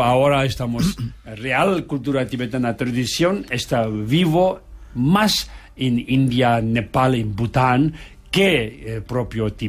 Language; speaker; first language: Spanish; non-native, learner; Tibetan